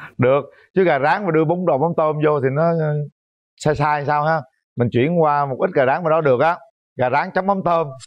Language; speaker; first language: Vietnamese; native; Vietnamese